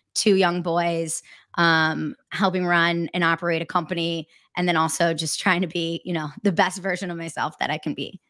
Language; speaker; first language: English; native; English